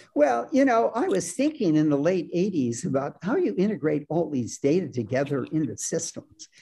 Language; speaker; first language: English; native; English